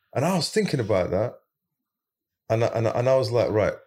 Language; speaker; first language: English; early bilingual, other home language; Arabic